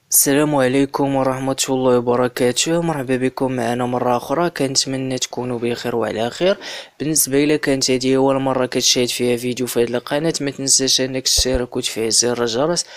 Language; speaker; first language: Arabic; native; Arabic